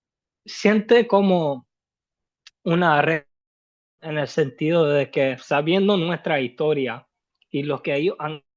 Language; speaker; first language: Spanish; early bilingual, heritage; Spanish